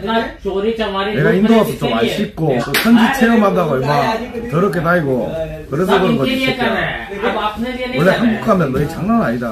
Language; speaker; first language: Korean; native; Korean